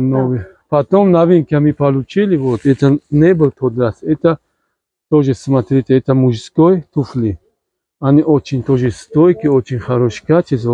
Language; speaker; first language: Russian; non-native, learner; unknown